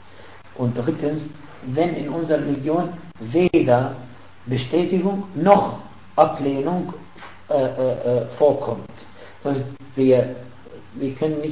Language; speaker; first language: German; non-native, fluent; Arabic